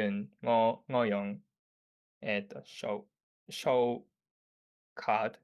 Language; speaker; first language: Cantonese; non-native, learner; Japanese